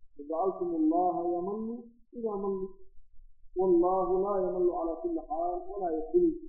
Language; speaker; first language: Arabic; non-native, local second language; Somali